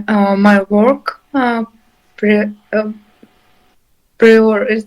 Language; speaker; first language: English; non-native, learner; Russian